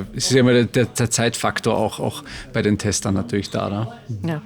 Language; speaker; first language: German; native; German